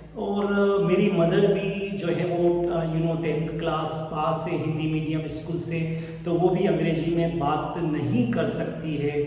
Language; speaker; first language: Hindi; native; Hindi